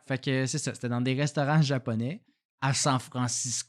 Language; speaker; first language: French; native; French